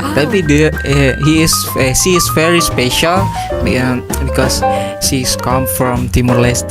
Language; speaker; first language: English; non-native, learner; Indonesian